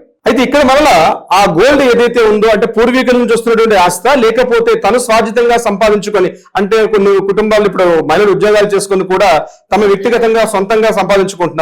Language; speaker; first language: Telugu; native; Telugu